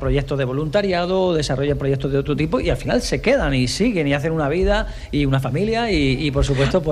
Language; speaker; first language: Spanish; native; Spanish